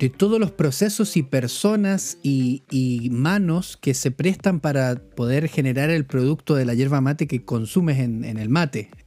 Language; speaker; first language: Spanish; native; Spanish